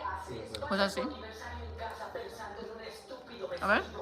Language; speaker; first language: Spanish; non-native, learner; English